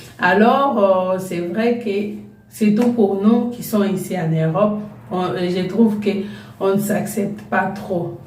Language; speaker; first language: French; non-native, local second language; Lingala